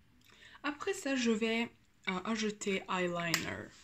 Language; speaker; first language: French; non-native, learner; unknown